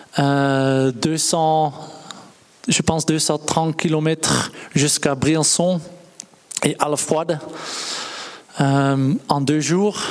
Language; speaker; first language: French; non-native, learner; Dutch